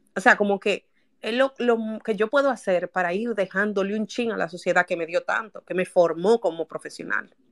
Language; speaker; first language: Spanish; native; Spanish